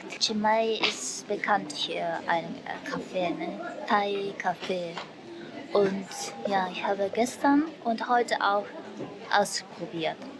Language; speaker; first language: German; non-native, learner; Japanese